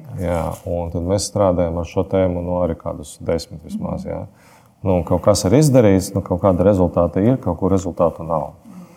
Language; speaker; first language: Latvian; non-native, local second language; Russian